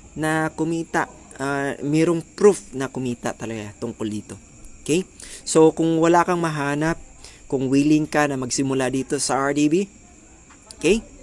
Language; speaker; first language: Filipino; non-native, local second language; Cebuano